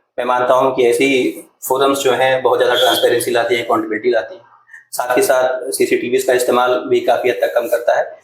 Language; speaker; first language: Hindi; native; Hindi